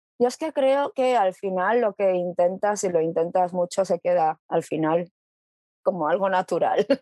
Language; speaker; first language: Spanish; early bilingual, other home language; Korean